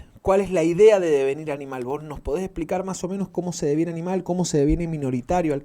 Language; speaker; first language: Spanish; native; Spanish